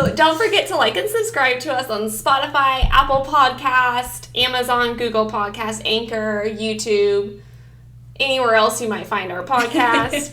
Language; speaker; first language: English; native; English